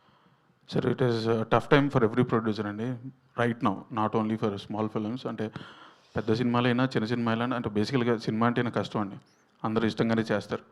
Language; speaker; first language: Telugu; native; Telugu